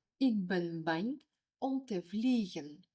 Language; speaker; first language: Dutch; non-native, fluent; Ukrainian